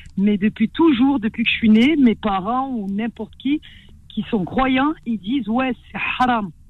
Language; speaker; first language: French; early bilingual, other home language; Arabic